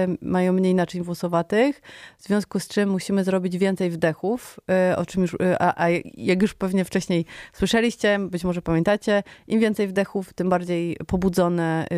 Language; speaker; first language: Polish; native; Polish